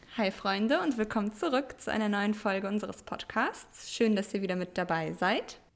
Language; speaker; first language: German; early bilingual, other home language; Russian